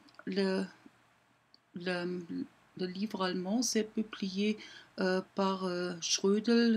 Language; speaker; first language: French; non-native, learner; German